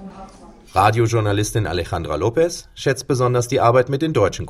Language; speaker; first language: German; native; German